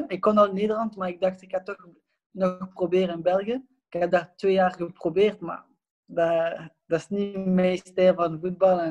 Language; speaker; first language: Dutch; non-native, local second language; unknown